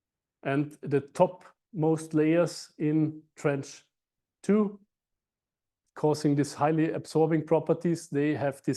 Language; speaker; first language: English; non-native, fluent; German